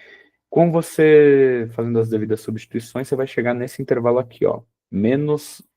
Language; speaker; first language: Portuguese; native; Portuguese